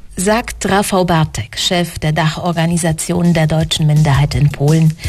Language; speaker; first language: German; non-native, local second language; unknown